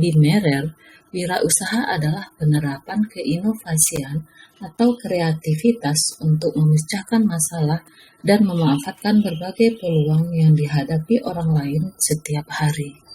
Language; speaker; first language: Indonesian; native; Indonesian